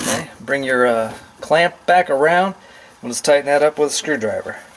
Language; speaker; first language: English; native; English